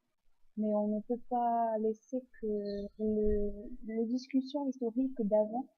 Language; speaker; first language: French; non-native, fluent; Portuguese